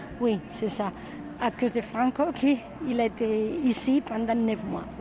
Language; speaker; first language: French; non-native, fluent; Spanish